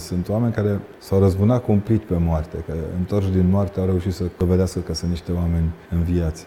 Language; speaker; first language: Romanian; native; Romanian